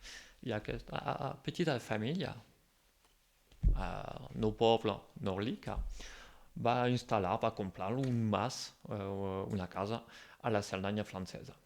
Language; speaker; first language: Catalan; non-native, local second language; French